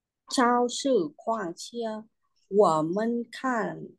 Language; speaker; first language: Chinese; non-native, learner; Vietnamese